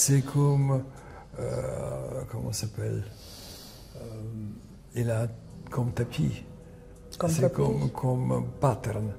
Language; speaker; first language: French; non-native, fluent; Russian